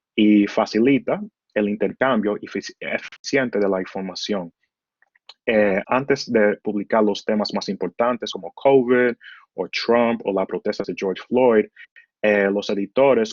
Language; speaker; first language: Spanish; early bilingual, heritage; Spanish